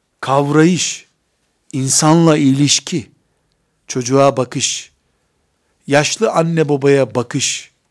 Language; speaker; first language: Turkish; native; Turkish